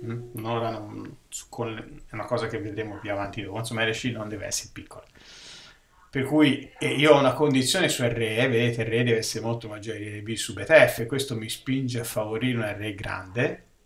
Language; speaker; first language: Italian; native; Italian